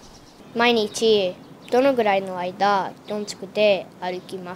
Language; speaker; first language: Japanese; non-native, learner; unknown